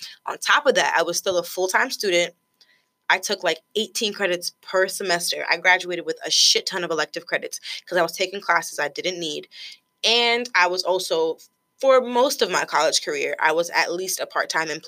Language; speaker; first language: English; native; English